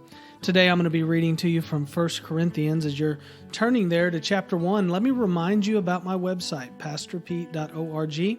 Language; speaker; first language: English; native; English